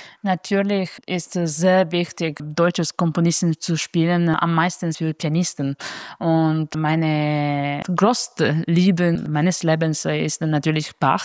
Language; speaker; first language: German; non-native, fluent; Italian